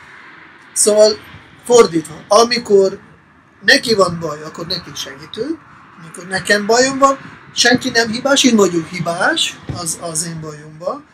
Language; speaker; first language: Hungarian; non-native, fluent; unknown